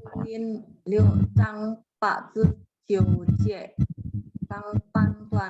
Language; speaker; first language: Chinese; non-native, learner; Indonesian